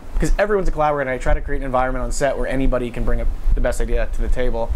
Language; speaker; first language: English; native; English